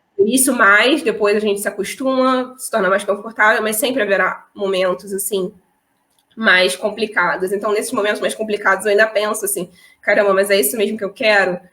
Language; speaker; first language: Portuguese; native; Portuguese